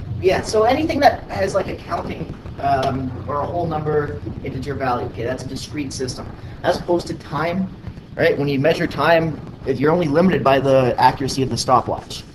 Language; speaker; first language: English; native; English